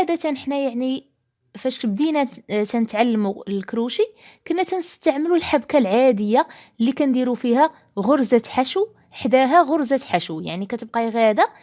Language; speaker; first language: Arabic; native; Arabic